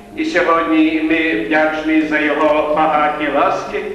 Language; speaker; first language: Ukrainian; native; Ukrainian